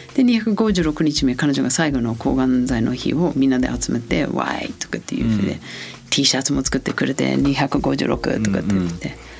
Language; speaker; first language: Japanese; non-native, fluent; English